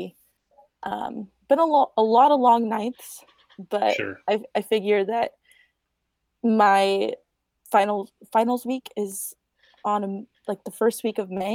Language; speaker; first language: English; native; English